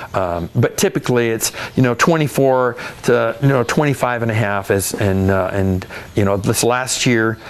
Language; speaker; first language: English; native; English